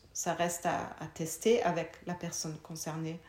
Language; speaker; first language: French; non-native, fluent; German